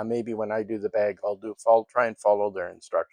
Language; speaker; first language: English; native; English